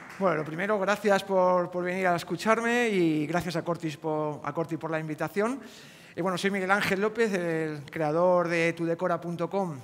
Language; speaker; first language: Spanish; native; Spanish